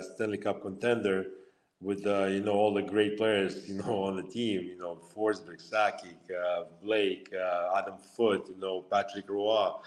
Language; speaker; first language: English; non-native, fluent; Lithuanian